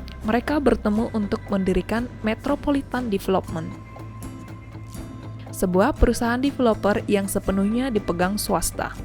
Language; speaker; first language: Indonesian; native; Indonesian